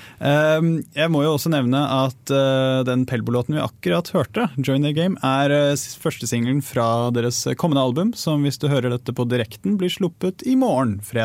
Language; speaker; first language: Norwegian; native; Norwegian